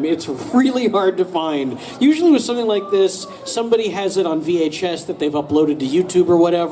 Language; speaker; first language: English; native; English